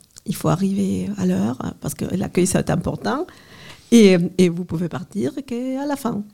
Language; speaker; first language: French; non-native, fluent; Spanish